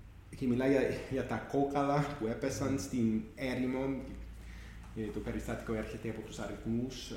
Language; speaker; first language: Greek; non-native, fluent; English